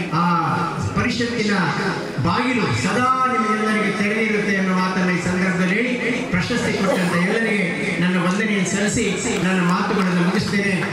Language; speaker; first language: Kannada; native; Kannada